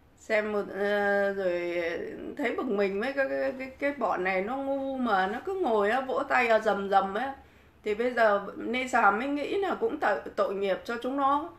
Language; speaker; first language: Vietnamese; native; Vietnamese